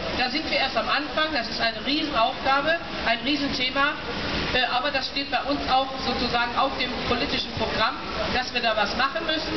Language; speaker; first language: German; native; German